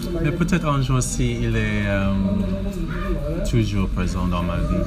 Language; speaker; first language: French; non-native, learner; English